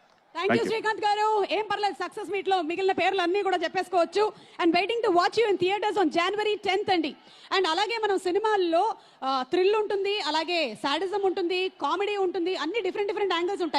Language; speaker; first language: Telugu; native; Telugu